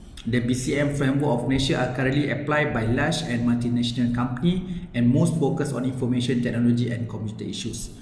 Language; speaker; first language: English; non-native, local second language; Malay